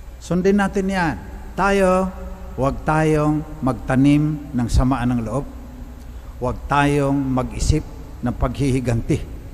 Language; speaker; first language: Filipino; non-native, local second language; Cebuano